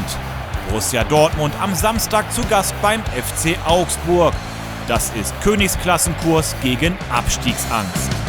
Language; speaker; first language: German; native; German